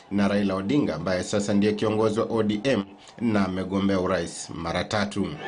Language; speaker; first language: Swahili; native; Swahili